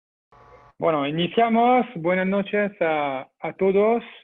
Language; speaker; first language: Spanish; non-native, fluent; French